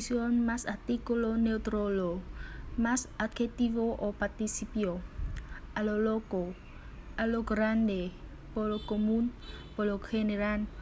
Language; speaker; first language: Spanish; non-native, learner; Vietnamese